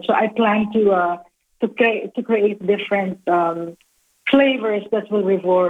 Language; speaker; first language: English; non-native, local second language; Filipino